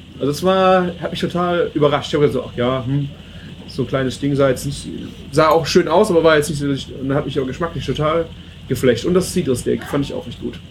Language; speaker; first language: German; native; German